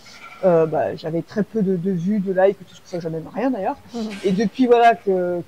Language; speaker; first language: French; native; French